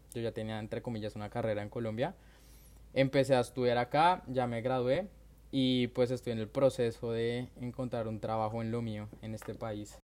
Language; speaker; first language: Spanish; native; Spanish